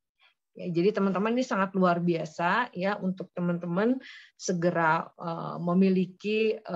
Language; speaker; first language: Indonesian; native; Indonesian